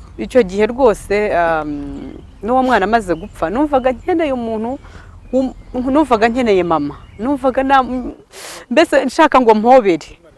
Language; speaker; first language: Kinyarwanda; early bilingual, heritage; Kinyarwanda